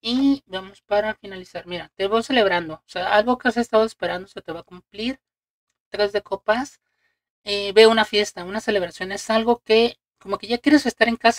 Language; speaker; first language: Spanish; native; Spanish